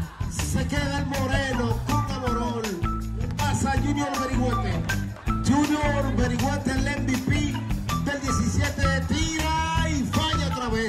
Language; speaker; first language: Spanish; native; Spanish